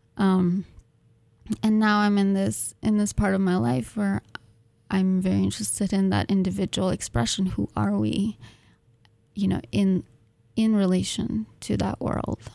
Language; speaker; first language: English; non-native, fluent; Russian